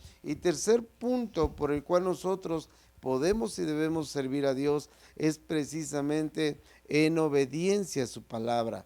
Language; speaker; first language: Spanish; native; Spanish